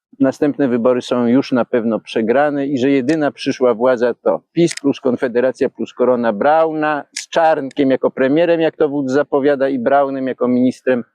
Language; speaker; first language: Polish; native; Polish